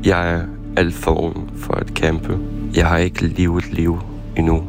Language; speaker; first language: Danish; non-native, fluent; Ukrainian